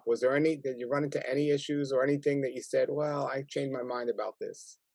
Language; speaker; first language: English; native; English